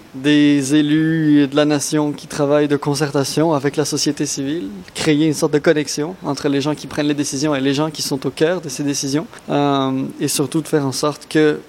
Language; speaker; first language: French; non-native, local second language; Arabic